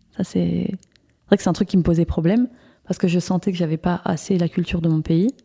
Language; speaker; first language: French; native; French